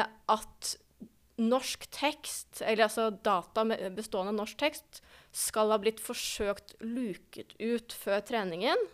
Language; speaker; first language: Norwegian; native; Norwegian